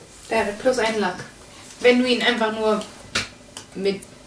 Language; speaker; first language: German; native; German